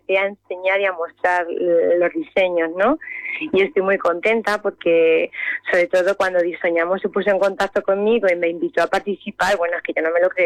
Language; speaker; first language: Spanish; native; Spanish